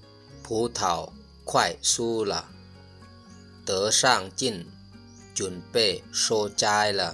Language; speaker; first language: Chinese; non-native, fluent; Lao